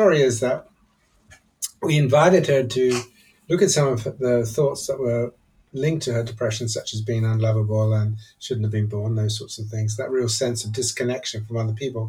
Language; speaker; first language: English; native; English